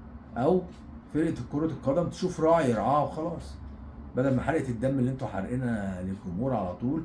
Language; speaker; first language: Arabic; native; Arabic